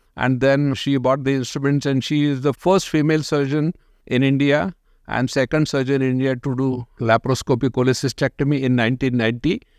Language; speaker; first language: English; non-native, local second language; Marathi